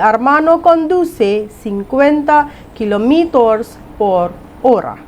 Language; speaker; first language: Spanish; non-native, fluent; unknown